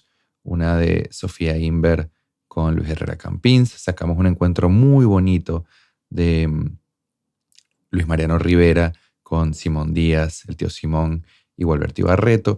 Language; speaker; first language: Spanish; native; Spanish